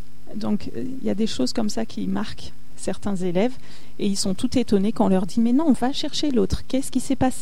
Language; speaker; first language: French; native; French